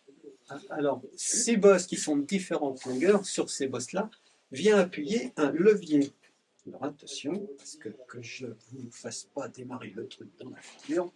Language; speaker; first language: French; native; French